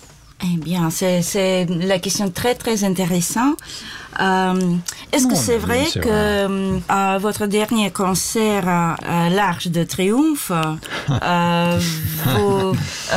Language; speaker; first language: French; non-native, learner; Russian